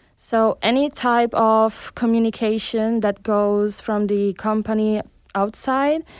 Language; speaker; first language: English; early bilingual, heritage; Spanish